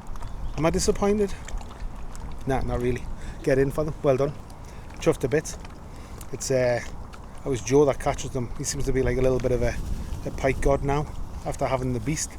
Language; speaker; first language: English; native; English